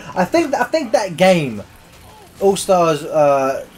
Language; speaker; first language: English; native; English